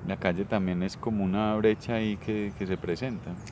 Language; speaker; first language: Spanish; native; Spanish